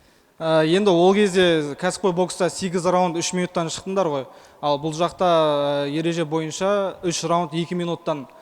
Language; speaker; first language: Kazakh; native; Kazakh